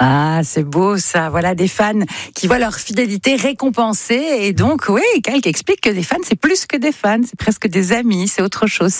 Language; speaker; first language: French; native; French